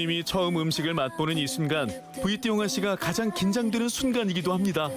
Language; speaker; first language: Korean; native; Korean